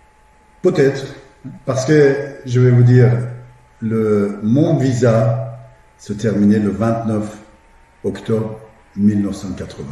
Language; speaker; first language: French; non-native, fluent; Persian